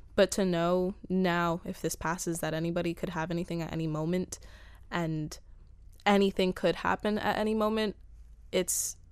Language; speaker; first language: English; early bilingual, other home language; Spanish